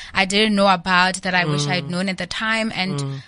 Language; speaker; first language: English; non-native, local second language; Southern Sotho